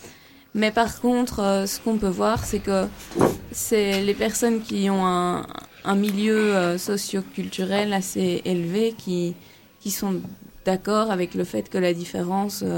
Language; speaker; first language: French; native; French